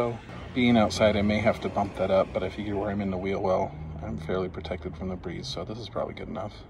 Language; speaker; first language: English; native; English